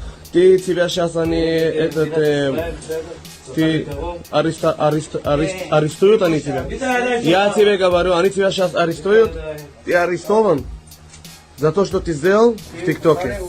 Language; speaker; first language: Russian; early bilingual, heritage; Russian